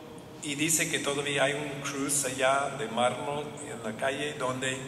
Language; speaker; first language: Spanish; non-native, learner; English